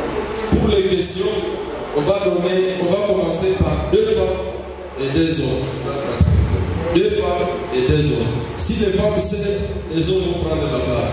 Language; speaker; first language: French; non-native, local second language; Swahili